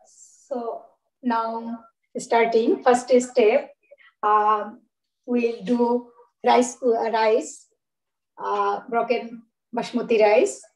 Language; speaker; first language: English; non-native, learner; Bangla